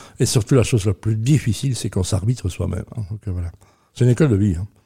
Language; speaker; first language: French; native; French